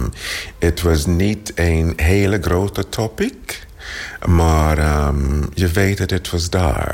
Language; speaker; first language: Dutch; non-native, learner; English